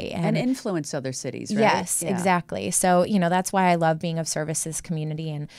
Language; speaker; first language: English; native; English